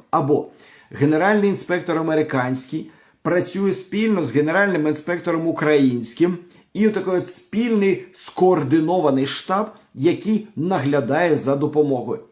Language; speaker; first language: Ukrainian; non-native, local second language; Russian